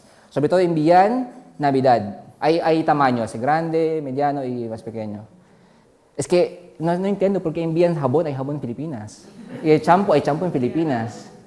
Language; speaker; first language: Spanish; non-native, fluent; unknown